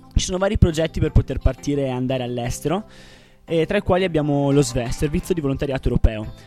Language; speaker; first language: Italian; native; Italian